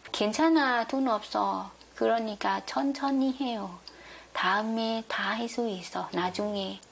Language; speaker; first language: Korean; non-native, learner; Thai